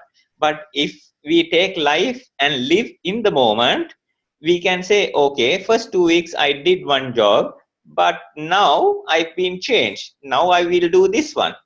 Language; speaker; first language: English; non-native, local second language; Sinhala